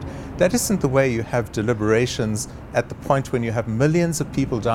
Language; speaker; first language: English; native; English